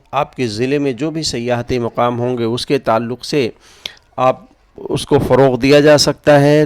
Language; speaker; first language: Urdu; native; Urdu